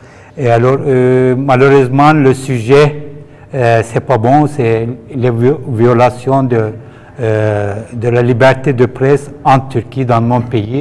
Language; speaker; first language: French; non-native, fluent; Turkish